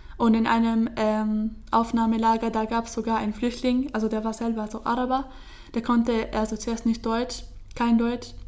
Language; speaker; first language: German; early bilingual, other home language; Kurdish